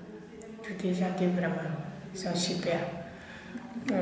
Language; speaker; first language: French; non-native, learner; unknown